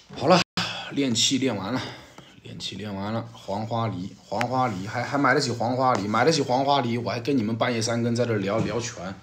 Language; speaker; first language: Chinese; native; Chinese